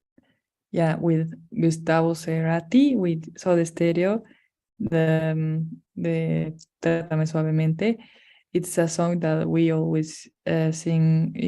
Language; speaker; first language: English; non-native, fluent; Spanish